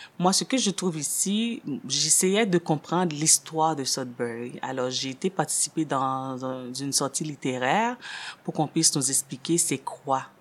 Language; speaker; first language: French; non-native, local second language; Haitian Creole